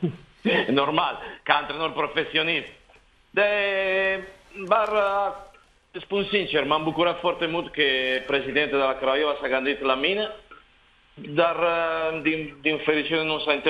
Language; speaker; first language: Romanian; non-native, fluent; Italian